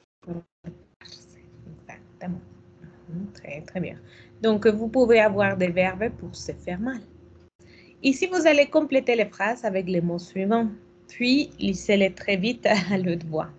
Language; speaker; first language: French; non-native, fluent; Spanish